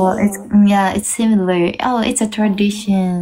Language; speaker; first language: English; non-native, fluent; Japanese